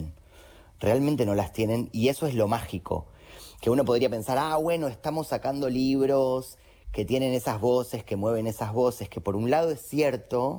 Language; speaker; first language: Spanish; native; Spanish